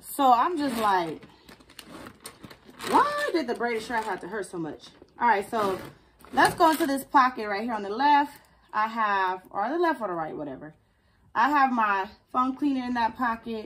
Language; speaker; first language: English; native; English